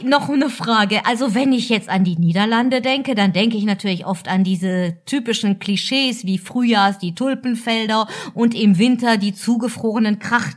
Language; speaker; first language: German; native; German